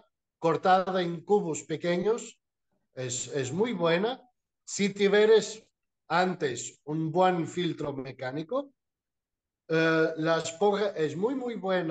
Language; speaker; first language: Spanish; non-native, fluent; Portuguese